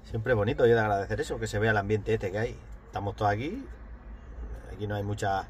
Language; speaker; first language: Spanish; native; Spanish